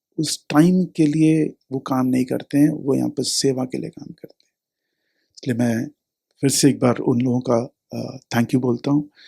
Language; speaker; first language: Hindi; non-native, local second language; Tamil